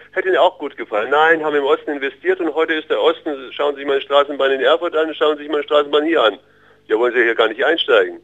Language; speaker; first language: German; early bilingual, other home language; Russian